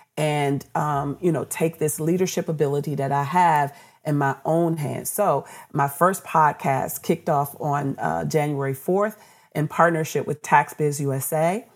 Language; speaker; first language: English; native; English